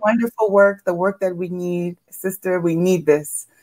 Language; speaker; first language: English; native; English